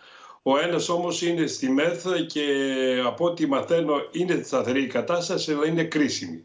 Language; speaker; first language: Greek; native; Greek